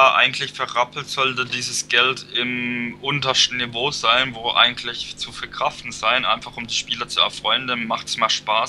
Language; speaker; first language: German; native; German